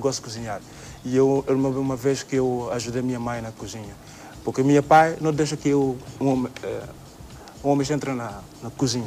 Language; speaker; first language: Portuguese; non-native, learner; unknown